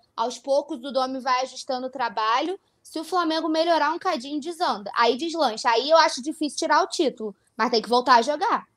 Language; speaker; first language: Portuguese; native; Portuguese